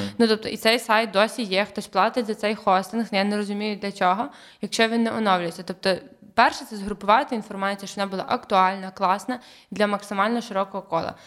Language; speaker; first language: Ukrainian; native; Ukrainian